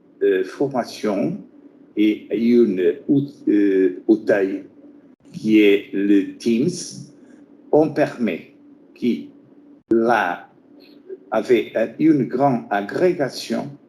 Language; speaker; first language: French; non-native, fluent; Portuguese